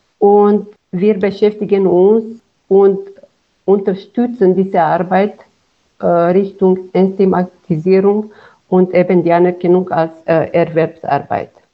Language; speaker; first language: German; non-native, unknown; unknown